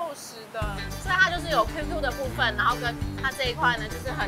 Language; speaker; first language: Chinese; native; Chinese